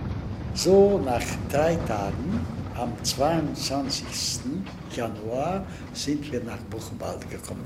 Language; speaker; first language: German; non-native, fluent; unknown